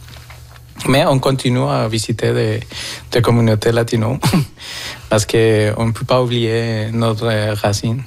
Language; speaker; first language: French; non-native, fluent; Spanish